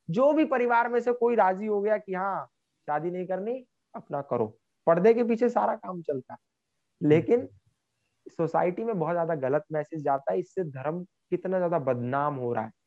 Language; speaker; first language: Hindi; native; Hindi